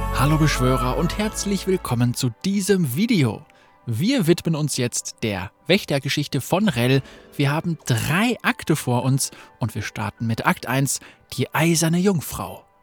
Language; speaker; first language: German; native; German